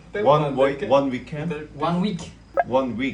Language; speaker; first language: English; non-native, learner; Korean